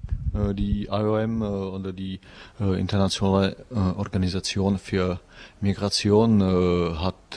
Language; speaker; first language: German; non-native, learner; Czech